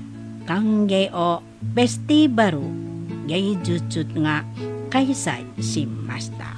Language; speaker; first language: Japanese; non-native, learner; Indonesian